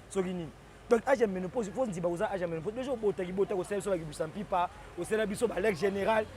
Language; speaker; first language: Lingala; native; Lingala